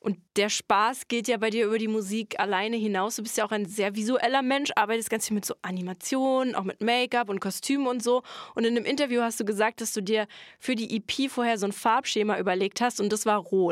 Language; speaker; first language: German; native; German